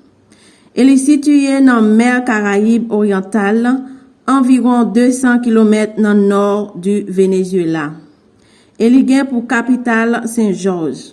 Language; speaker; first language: French; non-native, learner; Haitian Creole